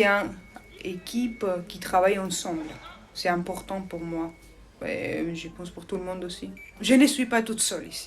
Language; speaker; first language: French; non-native, learner; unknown